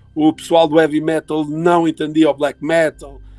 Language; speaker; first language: Portuguese; early bilingual, heritage; Portuguese